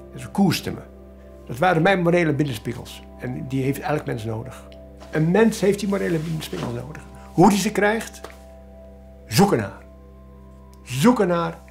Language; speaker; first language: Dutch; native; Dutch